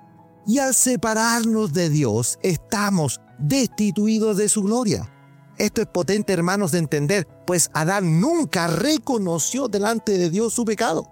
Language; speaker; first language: Spanish; native; Spanish